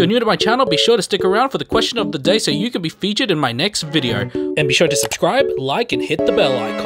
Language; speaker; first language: English; native; English